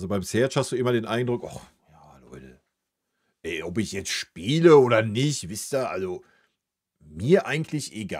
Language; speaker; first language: German; native; German